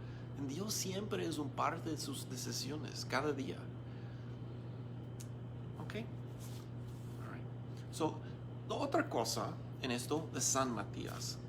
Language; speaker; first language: Spanish; non-native, learner; English